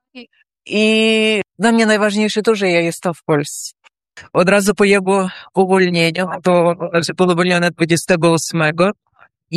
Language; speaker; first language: Polish; early bilingual, heritage; Polish